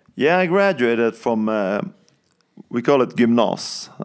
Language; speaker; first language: English; non-native, fluent; Norwegian